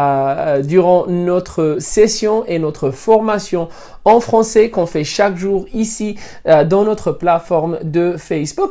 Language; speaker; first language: French; non-native, fluent; Spanish